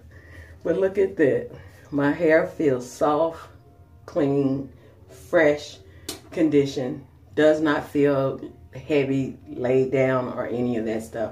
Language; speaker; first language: English; native; English